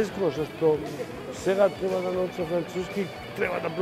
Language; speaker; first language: Macedonian; non-native, learner; Spanish